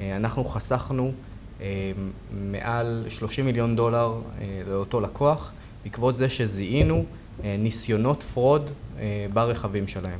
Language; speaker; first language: Hebrew; native; Hebrew